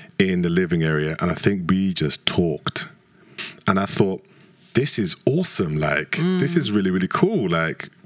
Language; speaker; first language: English; native; English